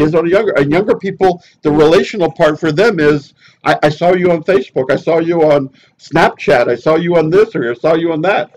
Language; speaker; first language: English; early bilingual, other home language; Spanish